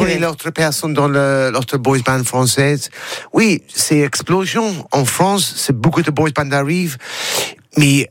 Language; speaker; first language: French; non-native, learner; English